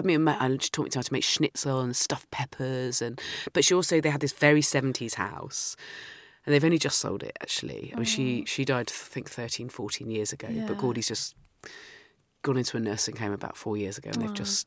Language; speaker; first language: English; native; English